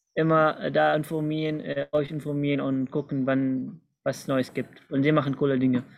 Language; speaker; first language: German; non-native, fluent; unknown